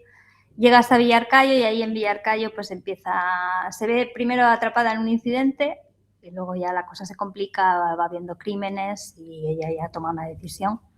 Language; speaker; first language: Spanish; native; Spanish